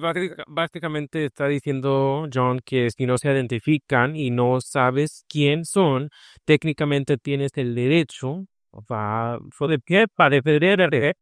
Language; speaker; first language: Spanish; early bilingual, heritage; Spanish